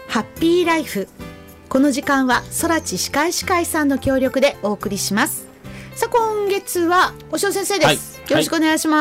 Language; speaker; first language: Japanese; native; Japanese